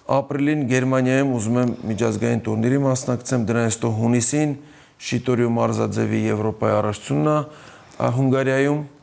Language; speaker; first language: Armenian; early bilingual, heritage; Armenian